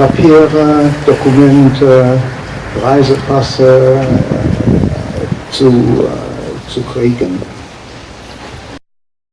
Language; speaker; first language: German; early bilingual, heritage; German